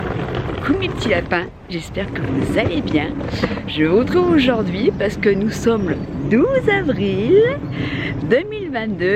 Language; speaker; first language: French; native; French